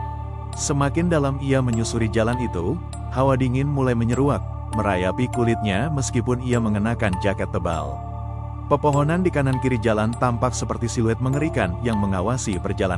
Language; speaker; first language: Indonesian; native; Indonesian